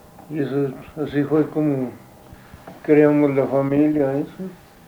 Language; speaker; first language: Spanish; native; Spanish